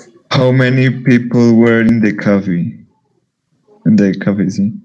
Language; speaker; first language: English; non-native, learner; Spanish